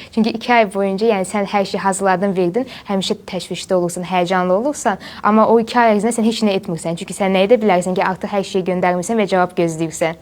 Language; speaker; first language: Azerbaijani; native; Azerbaijani